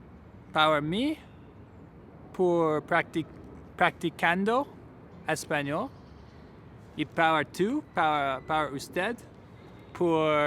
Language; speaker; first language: Spanish; non-native, learner; English